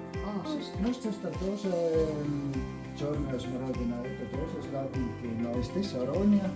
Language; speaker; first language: Russian; non-native, local second language; Estonian